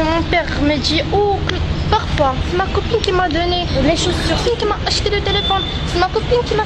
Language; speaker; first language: French; non-native, local second language; Arabic